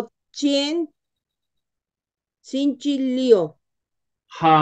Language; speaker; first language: Chinese; non-native, learner; Spanish